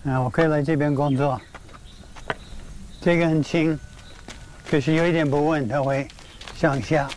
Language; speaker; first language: Chinese; non-native, fluent; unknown